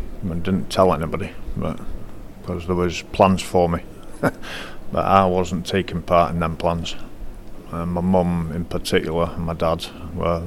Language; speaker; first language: English; native; English